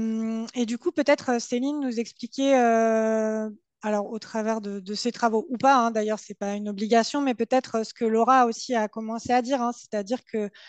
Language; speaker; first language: French; native; French